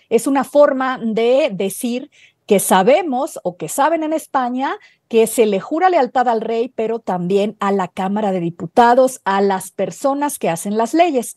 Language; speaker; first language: Spanish; native; Spanish